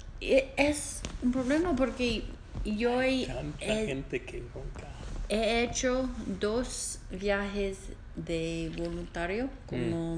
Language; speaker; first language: Spanish; non-native, learner; English